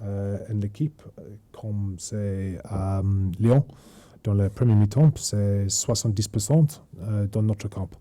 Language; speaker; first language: French; non-native, learner; English